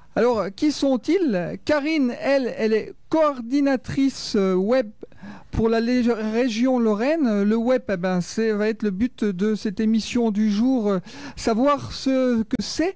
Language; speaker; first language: French; native; French